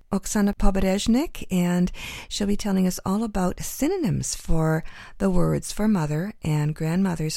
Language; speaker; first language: English; native; English